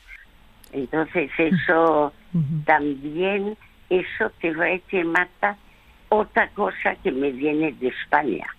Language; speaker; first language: Spanish; early bilingual, other home language; French